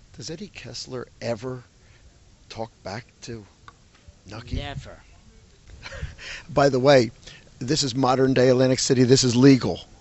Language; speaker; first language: English; native; English